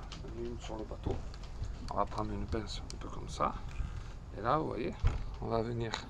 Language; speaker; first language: French; native; French